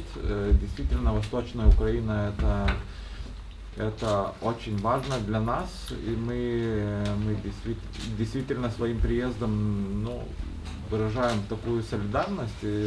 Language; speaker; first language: Russian; non-native, fluent; Lithuanian